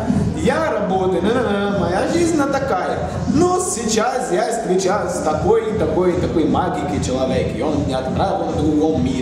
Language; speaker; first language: Russian; non-native, learner; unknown